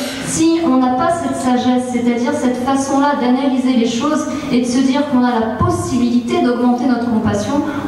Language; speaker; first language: French; native; French